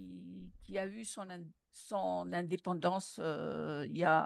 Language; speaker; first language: French; non-native, local second language; Malagasy